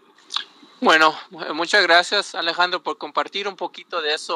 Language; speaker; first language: Spanish; early bilingual, heritage; Spanish